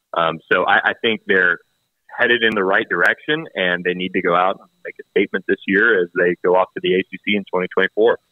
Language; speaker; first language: English; native; English